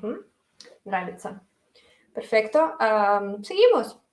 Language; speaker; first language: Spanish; non-native, fluent; Russian